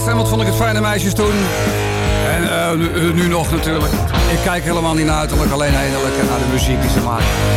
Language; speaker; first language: Dutch; native; Dutch